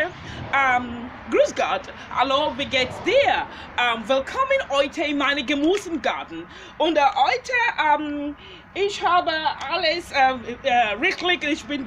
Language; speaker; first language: German; non-native, learner; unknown